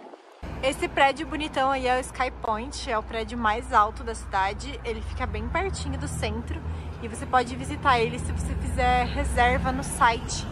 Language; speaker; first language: Portuguese; native; Portuguese